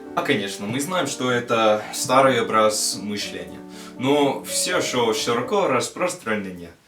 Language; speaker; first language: Russian; non-native, learner; English